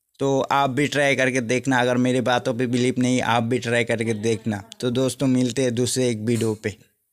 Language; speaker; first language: Hindi; non-native, local second language; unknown